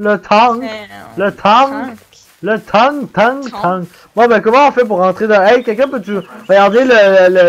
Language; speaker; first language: French; native; French